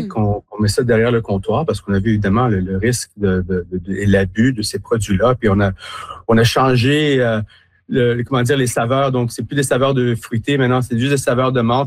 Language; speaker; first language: French; native; French